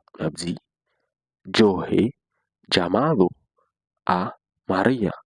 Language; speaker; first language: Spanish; non-native, learner; Haitian Creole